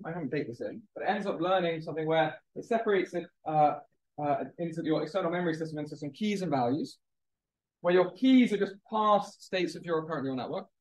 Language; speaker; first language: English; native; English